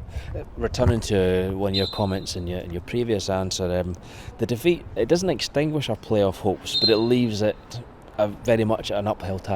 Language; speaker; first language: English; native; English